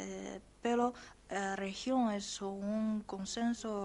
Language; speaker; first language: Spanish; non-native, learner; Chinese